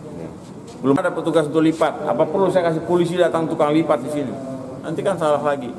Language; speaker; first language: Indonesian; native; Indonesian